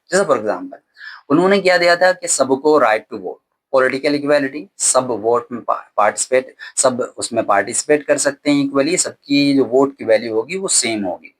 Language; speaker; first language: Hindi; native; Hindi